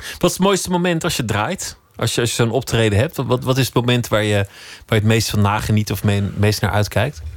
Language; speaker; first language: Dutch; native; Dutch